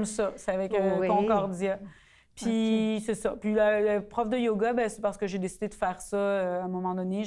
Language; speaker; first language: French; native; French